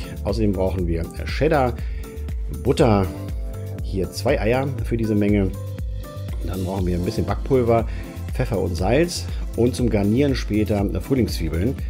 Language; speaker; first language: German; native; German